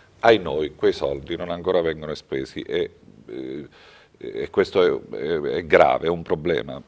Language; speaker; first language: Italian; native; Italian